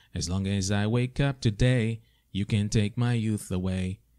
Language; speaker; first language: English; non-native, fluent; Portuguese